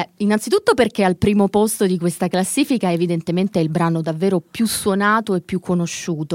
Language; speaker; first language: Italian; native; Italian